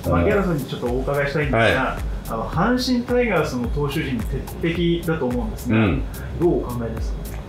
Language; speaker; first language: Japanese; native; Japanese